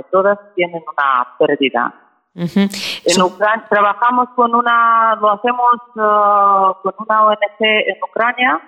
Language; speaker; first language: Spanish; non-native, fluent; Ukrainian